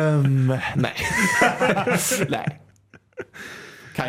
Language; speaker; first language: German; non-native, learner; Swedish